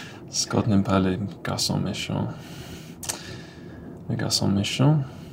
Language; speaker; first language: French; non-native, learner; English